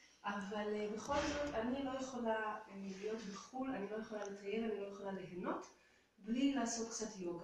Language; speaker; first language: Hebrew; native; Hebrew